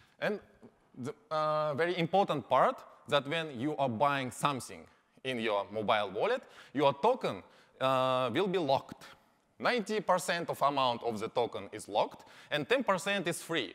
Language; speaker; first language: English; non-native, learner; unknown